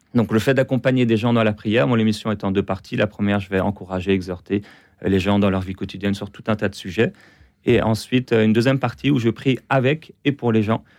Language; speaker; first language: French; native; French